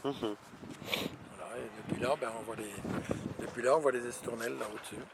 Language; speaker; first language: French; native; French